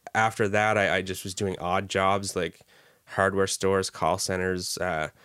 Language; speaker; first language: English; native; English